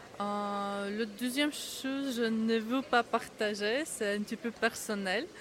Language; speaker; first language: French; non-native, learner; Ukrainian